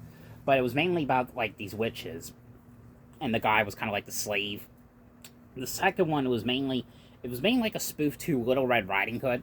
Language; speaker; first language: English; native; English